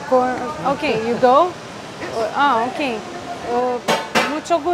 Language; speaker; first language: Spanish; non-native, learner; Romanian